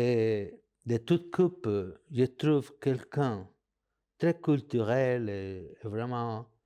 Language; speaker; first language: French; non-native, fluent; Spanish